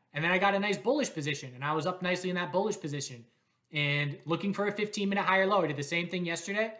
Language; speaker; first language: English; native; English